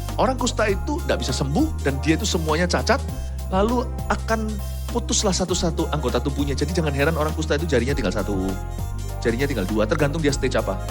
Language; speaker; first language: Indonesian; native; Indonesian